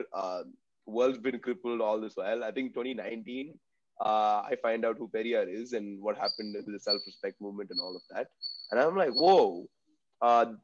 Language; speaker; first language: English; non-native, local second language; Tamil